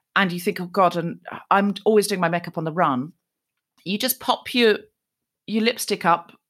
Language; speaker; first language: English; native; English